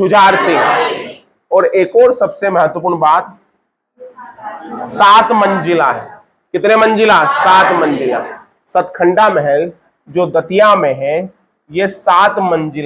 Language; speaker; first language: Hindi; native; Hindi